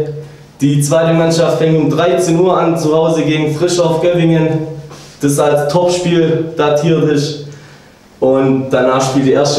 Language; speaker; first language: German; native; German